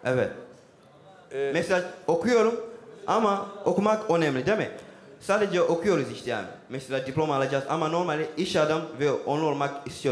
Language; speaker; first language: Turkish; non-native, learner; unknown